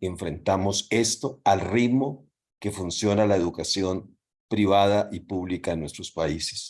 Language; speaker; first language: Spanish; native; Spanish